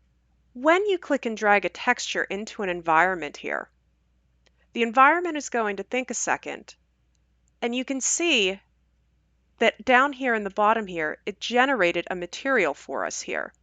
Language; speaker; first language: English; native; English